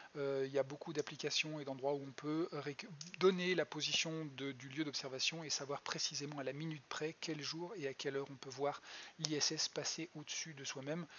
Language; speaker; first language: French; native; French